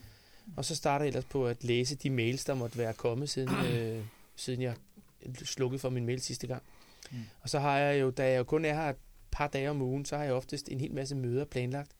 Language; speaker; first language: Danish; native; Danish